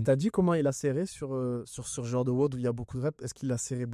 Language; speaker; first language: French; native; French